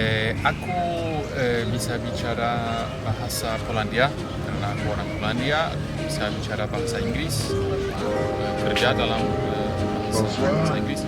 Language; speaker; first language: Indonesian; non-native, fluent; Polish